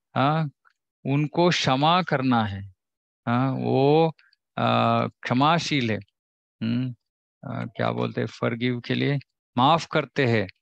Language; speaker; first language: Hindi; non-native, local second language; Kannada